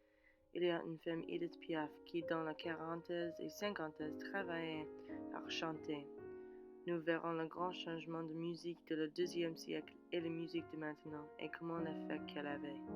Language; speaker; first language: French; non-native, learner; English